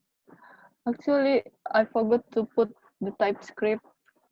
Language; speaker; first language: English; non-native, learner; Indonesian